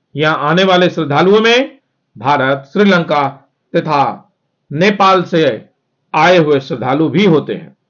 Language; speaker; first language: Hindi; native; Hindi